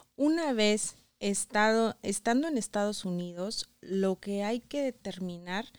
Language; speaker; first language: Spanish; native; Spanish